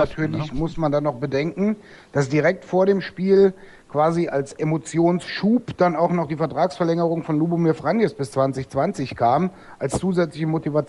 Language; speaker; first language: German; native; German